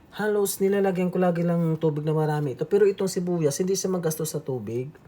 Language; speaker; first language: Filipino; non-native, local second language; Aklanon